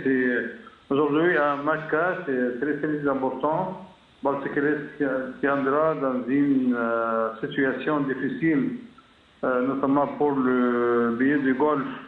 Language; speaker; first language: French; non-native, fluent; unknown